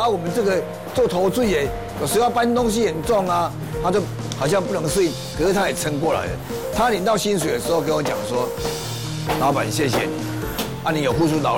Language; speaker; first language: Chinese; native; Chinese